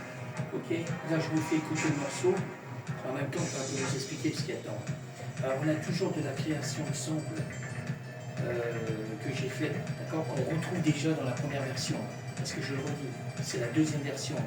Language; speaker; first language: French; native; French